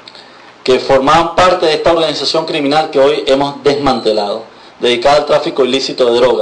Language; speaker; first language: Spanish; native; Spanish